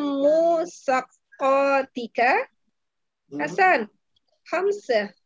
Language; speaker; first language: Arabic; non-native, learner; Indonesian